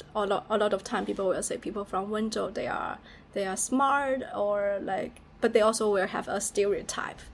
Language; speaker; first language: English; non-native, fluent; Chinese